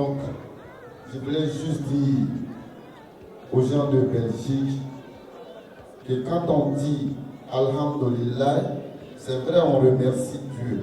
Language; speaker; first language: French; non-native, local second language; Dyula